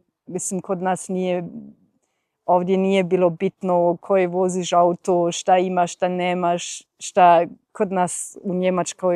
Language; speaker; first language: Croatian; non-native, fluent; German